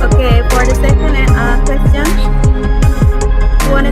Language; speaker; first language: English; non-native, fluent; Indonesian